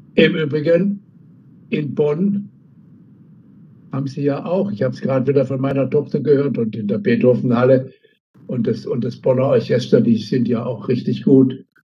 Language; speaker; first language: German; native; German